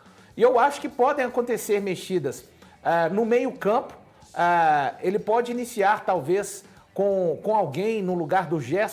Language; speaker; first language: Portuguese; native; Portuguese